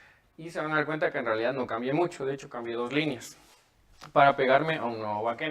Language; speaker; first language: Spanish; native; Spanish